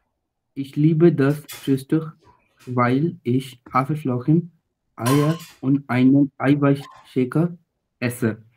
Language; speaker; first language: German; non-native, learner; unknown